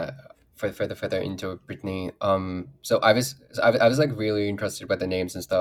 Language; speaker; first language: English; non-native, local second language; Urdu